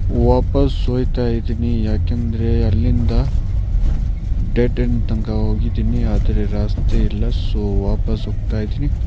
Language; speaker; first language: Kannada; non-native, fluent; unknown